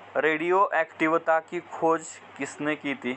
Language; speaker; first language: Hindi; non-native, local second language; Marathi